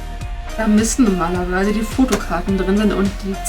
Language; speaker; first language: German; native; German